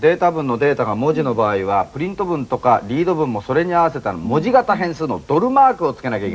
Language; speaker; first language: Japanese; native; Japanese